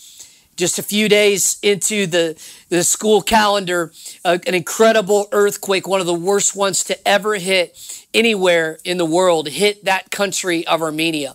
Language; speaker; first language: English; native; English